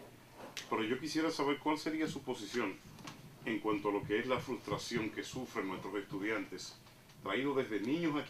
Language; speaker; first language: Spanish; native; Spanish